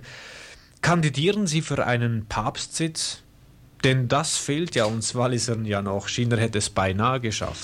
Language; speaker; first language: German; native; German